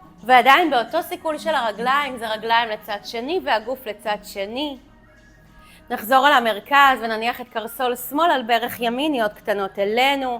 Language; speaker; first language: Hebrew; native; Hebrew